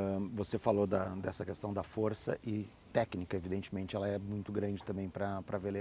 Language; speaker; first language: Portuguese; native; Portuguese